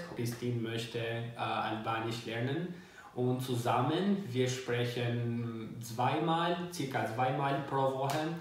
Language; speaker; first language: German; non-native, learner; Albanian